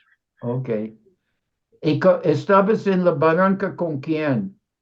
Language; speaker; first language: Spanish; non-native, fluent; English